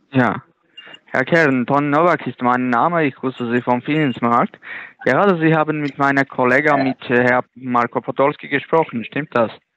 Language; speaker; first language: German; non-native, learner; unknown